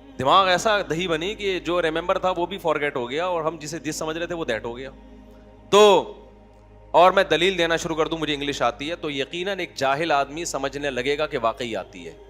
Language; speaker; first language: Urdu; native; Urdu